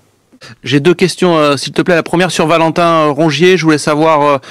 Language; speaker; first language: French; native; French